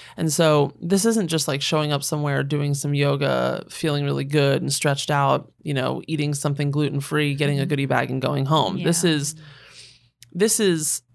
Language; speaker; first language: English; native; English